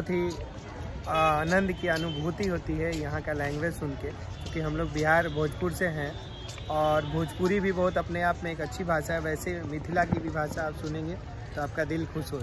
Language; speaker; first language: Hindi; native; Hindi